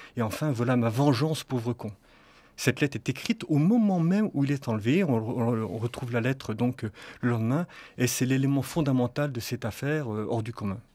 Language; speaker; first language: French; native; French